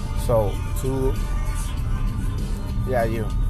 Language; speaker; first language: English; non-native, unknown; Spanish